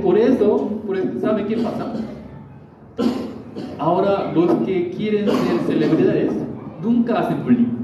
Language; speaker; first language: Spanish; non-native, learner; Korean